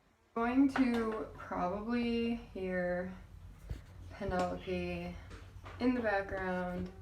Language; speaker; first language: English; native; English